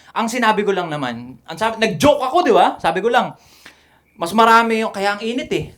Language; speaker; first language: Filipino; native; Filipino